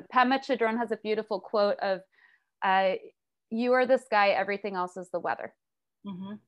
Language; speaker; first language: English; native; English